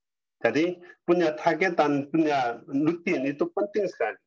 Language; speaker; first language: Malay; non-native, learner; Korean